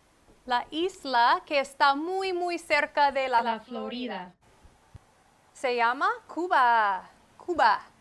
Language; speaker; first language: Spanish; non-native, fluent; English